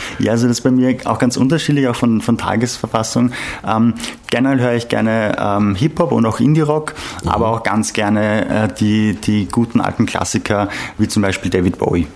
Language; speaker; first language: German; native; German